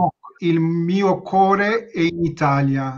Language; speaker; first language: Italian; non-native, learner; Turkish